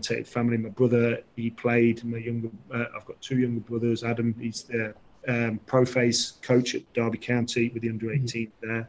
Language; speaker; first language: English; native; English